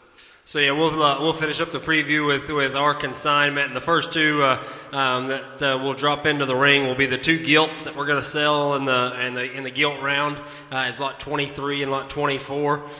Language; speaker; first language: English; native; English